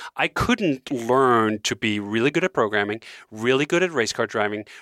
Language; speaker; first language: English; non-native, fluent; Danish